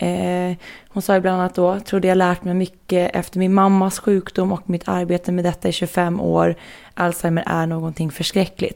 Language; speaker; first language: Swedish; native; Swedish